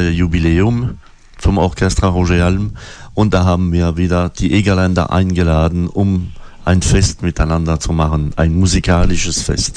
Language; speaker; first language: German; non-native, local second language; French